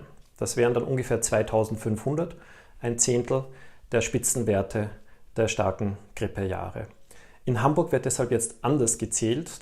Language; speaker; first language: German; native; German